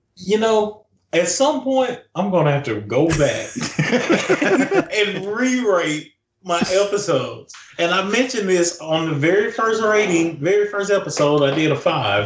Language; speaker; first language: English; native; English